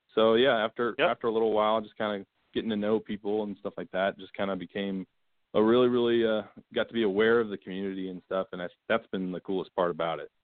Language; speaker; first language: English; native; English